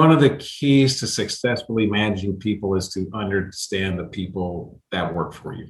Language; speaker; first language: English; native; English